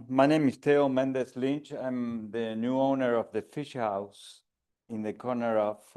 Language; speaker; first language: English; non-native, fluent; Spanish